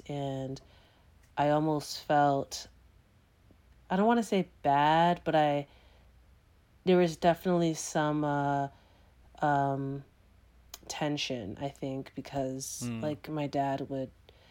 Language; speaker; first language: English; native; English